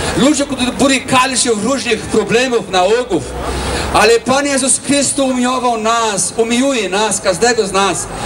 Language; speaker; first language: Polish; non-native, learner; Portuguese